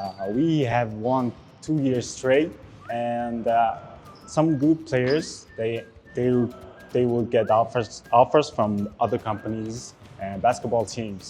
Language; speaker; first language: English; non-native, learner; Mongolian